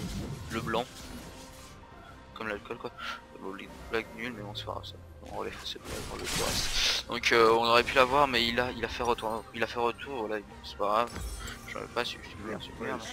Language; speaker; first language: French; native; French